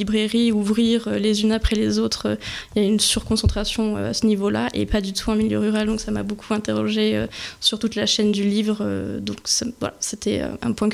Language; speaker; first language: French; native; French